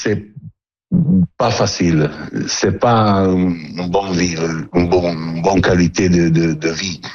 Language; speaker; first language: French; non-native, learner; Italian